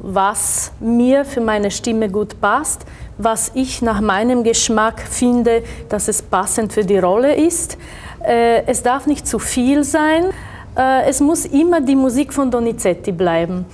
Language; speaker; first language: German; non-native, fluent; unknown